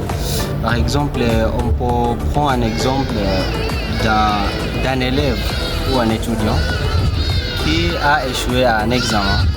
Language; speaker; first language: French; non-native, learner; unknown